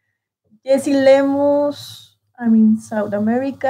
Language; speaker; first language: English; non-native, learner; Spanish